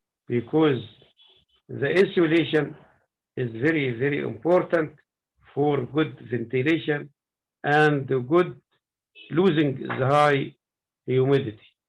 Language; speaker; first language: English; non-native, learner; Arabic